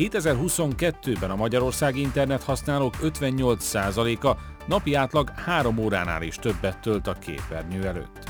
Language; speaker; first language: Hungarian; native; Hungarian